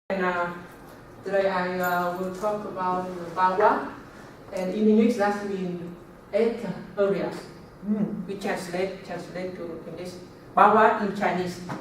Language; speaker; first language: English; non-native, learner; Vietnamese